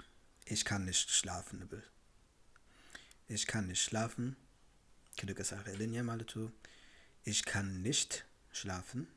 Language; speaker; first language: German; non-native, fluent; Tigrinya